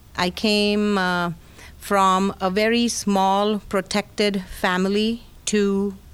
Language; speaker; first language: English; non-native, local second language; Hindi